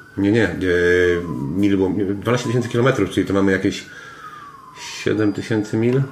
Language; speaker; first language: Polish; native; Polish